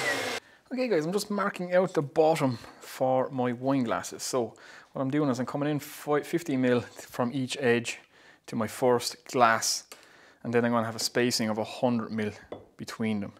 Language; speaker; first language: English; native; English